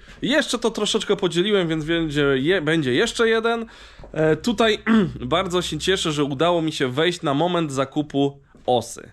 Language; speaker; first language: Polish; native; Polish